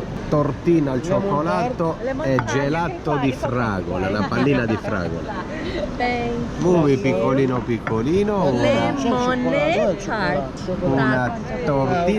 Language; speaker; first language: Italian; native; Italian